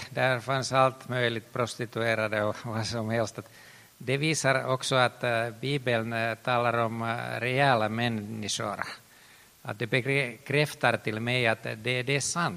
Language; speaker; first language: Swedish; non-native, local second language; Finnish